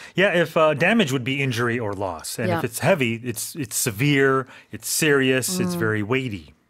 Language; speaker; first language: English; native; English